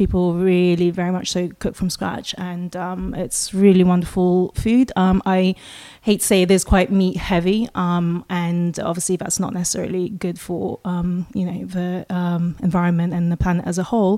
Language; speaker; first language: English; non-native, local second language; Russian